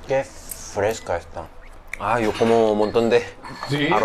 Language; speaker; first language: Spanish; non-native, learner; Korean